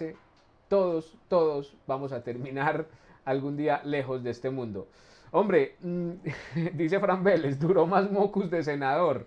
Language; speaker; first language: Spanish; native; Spanish